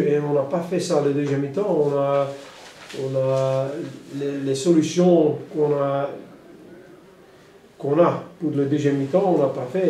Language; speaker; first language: French; non-native, local second language; Dutch